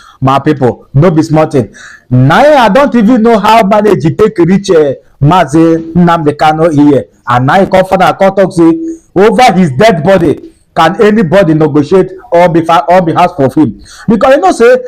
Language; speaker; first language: Nigerian Pidgin; non-native, local second language; Igbo